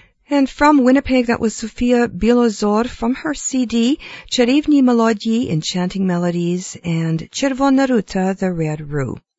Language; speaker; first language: English; early bilingual, other home language; Ukrainian